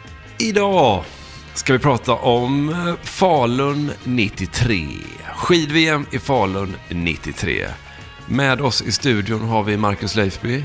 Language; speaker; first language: Swedish; native; Swedish